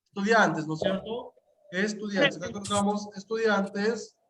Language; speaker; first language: Spanish; native; Spanish